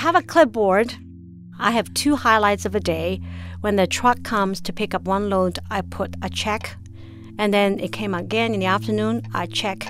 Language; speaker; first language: English; non-native, fluent; Chinese